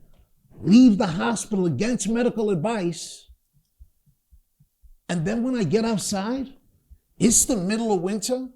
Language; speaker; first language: English; native; English